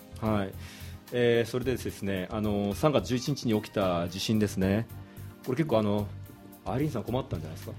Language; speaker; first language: Japanese; native; Japanese